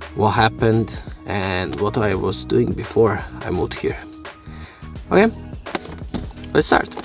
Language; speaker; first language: English; non-native, fluent; Serbian